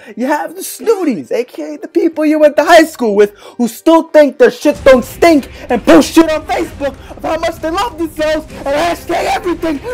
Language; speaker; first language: English; native; English